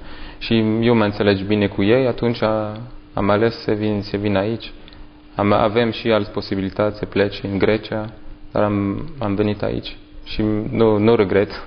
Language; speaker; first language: Romanian; non-native, learner; French